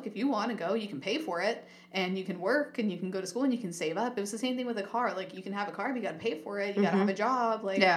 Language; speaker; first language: English; native; English